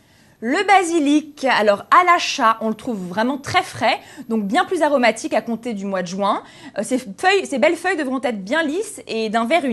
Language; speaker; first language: French; native; French